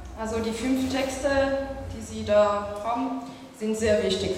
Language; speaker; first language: German; non-native, fluent; French